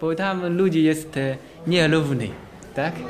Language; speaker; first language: Polish; non-native, learner; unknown